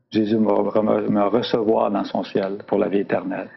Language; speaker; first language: French; native; French